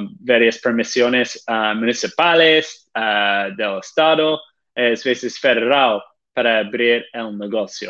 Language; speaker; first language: Spanish; non-native, fluent; Portuguese